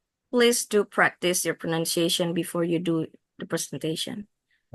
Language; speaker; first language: English; non-native, fluent; Indonesian